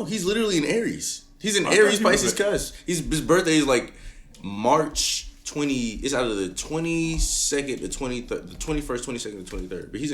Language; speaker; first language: English; native; English